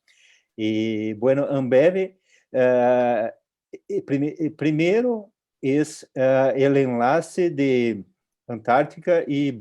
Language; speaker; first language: Spanish; non-native, local second language; Portuguese